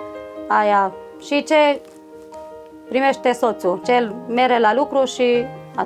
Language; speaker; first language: Romanian; non-native, local second language; Hungarian